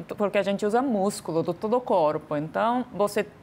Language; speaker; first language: Portuguese; non-native, fluent; Japanese